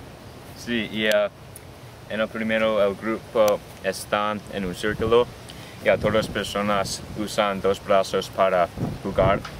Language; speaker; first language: Spanish; non-native, learner; English